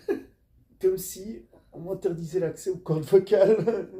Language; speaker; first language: French; native; French